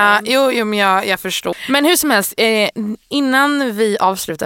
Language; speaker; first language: Swedish; native; Swedish